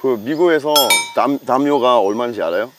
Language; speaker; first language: Korean; native; Korean